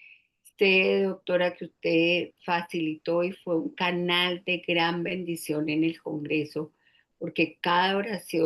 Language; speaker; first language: Spanish; native; Spanish